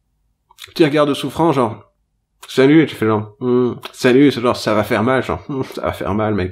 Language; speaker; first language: French; native; French